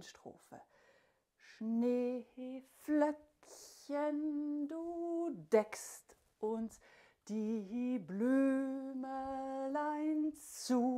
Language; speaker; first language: German; native; German